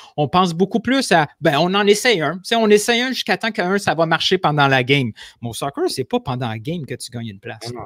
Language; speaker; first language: French; native; French